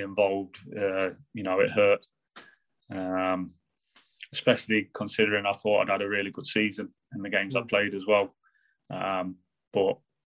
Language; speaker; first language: English; native; English